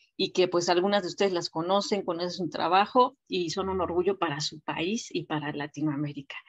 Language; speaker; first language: Spanish; native; Spanish